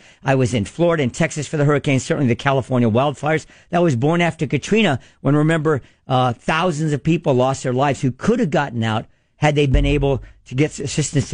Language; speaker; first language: English; native; English